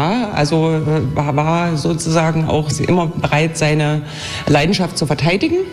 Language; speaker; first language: German; native; German